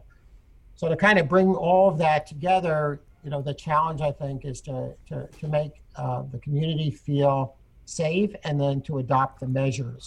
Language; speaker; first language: English; native; English